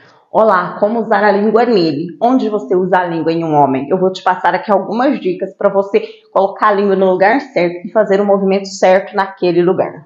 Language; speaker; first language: Portuguese; native; Portuguese